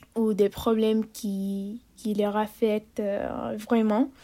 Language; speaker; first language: French; non-native, fluent; Spanish